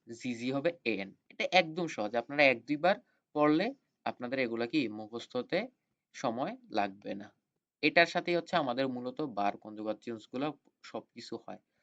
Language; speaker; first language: Bangla; native; Bangla